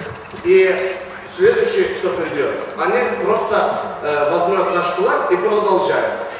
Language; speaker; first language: Russian; non-native, learner; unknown